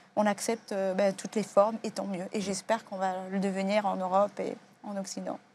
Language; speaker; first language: French; native; French